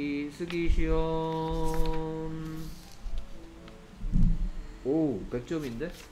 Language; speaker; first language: Korean; native; Korean